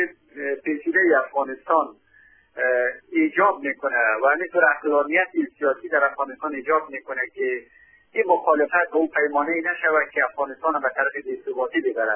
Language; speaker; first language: Persian; native; Persian